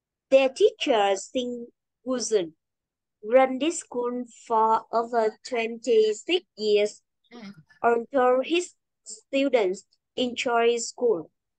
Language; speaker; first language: English; non-native, learner; Vietnamese